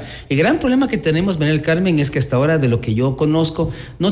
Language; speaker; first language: Spanish; native; Spanish